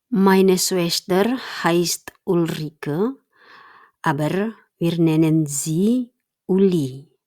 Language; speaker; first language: German; non-native, fluent; Indonesian